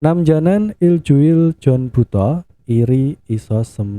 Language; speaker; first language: Korean; non-native, fluent; Indonesian